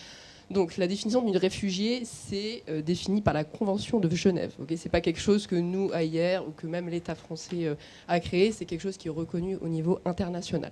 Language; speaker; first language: French; native; French